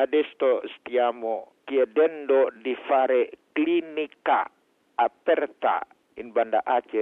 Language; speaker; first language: Italian; non-native, fluent; Indonesian